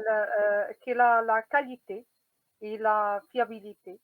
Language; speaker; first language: French; non-native, learner; Arabic